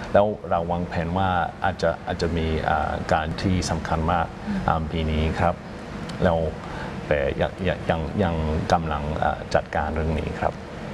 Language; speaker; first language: Thai; non-native, fluent; English